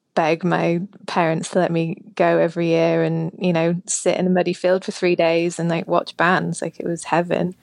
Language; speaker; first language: English; native; English